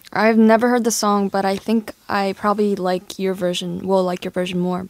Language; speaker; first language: English; early bilingual, other home language; Korean